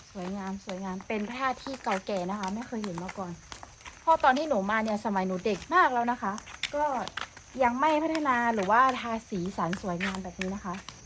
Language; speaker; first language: Thai; non-native, local second language; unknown